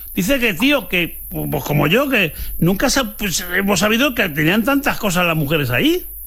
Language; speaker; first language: Spanish; native; Spanish